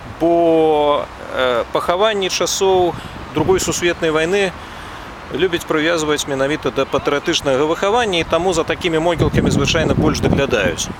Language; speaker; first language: Belarusian; non-native, local second language; Russian